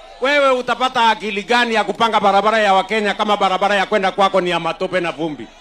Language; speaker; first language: Swahili; non-native, local second language; Kalenjin